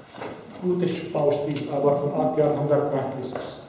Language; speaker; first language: German; non-native, fluent; Arabic